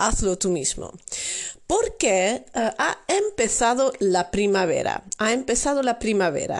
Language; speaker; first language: Spanish; non-native, learner; Dutch